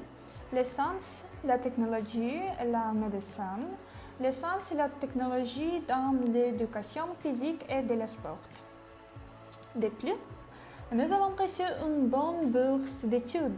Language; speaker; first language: French; non-native, learner; Ukrainian